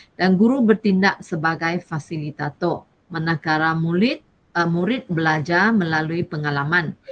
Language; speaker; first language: Malay; non-native, local second language; Chinese